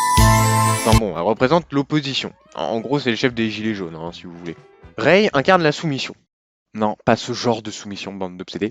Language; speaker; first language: French; native; French